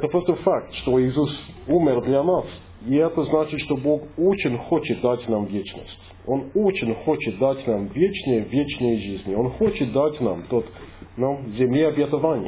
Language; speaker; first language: Russian; non-native, fluent; English